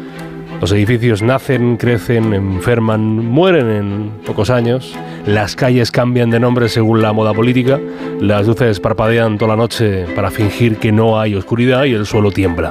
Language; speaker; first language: Spanish; native; Spanish